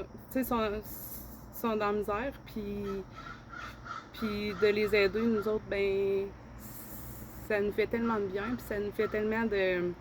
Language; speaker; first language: French; native; French